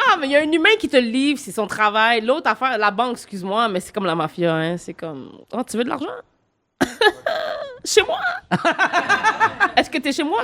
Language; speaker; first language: French; native; French